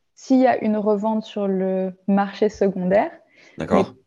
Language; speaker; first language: French; native; French